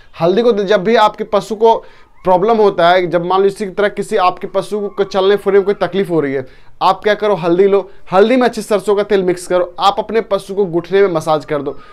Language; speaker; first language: Hindi; native; Hindi